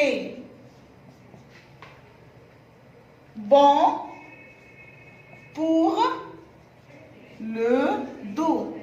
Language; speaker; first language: French; non-native, fluent; Arabic